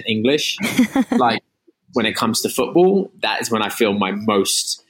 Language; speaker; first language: English; native; English